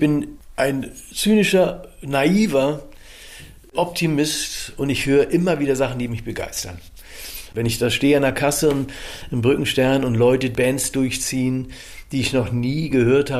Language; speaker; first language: German; native; German